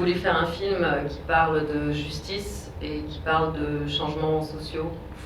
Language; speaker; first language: French; native; French